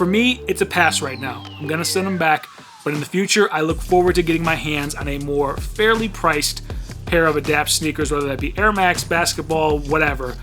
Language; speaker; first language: English; native; English